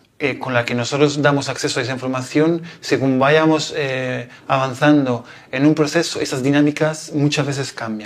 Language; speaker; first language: Spanish; non-native, fluent; Italian